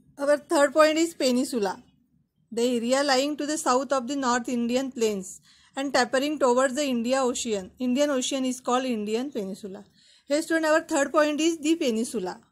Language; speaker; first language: English; non-native, local second language; Marathi